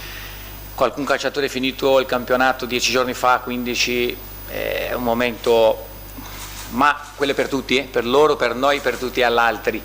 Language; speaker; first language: Italian; non-native, fluent; Portuguese